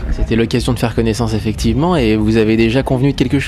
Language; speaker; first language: French; native; French